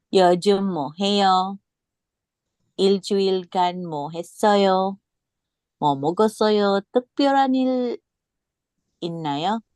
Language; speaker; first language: Korean; non-native, learner; English